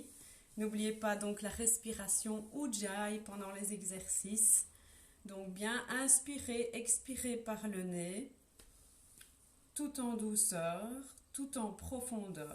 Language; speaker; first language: French; native; French